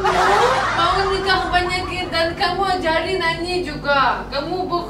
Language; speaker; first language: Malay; non-native, learner; Russian